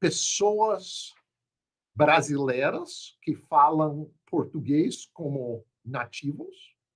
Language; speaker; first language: Portuguese; non-native, fluent; English